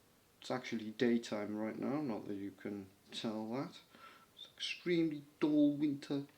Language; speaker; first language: English; native; English